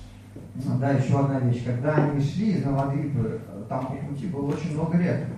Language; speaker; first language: Russian; native; Russian